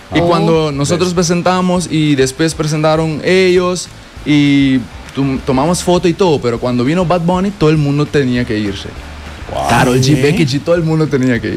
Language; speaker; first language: Spanish; non-native, fluent; Papiamento